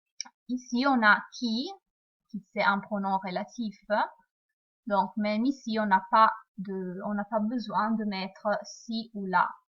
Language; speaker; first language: French; non-native, fluent; Italian